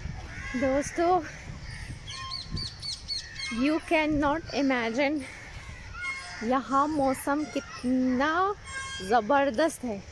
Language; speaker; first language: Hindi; non-native, learner; Arabic